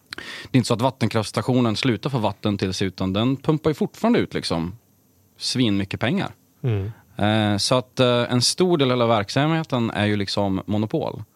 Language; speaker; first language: Swedish; native; Swedish